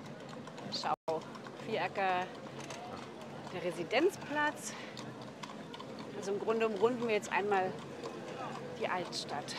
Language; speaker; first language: German; native; German